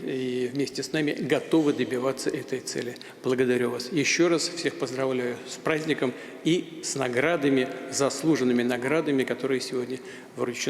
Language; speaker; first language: Russian; native; Russian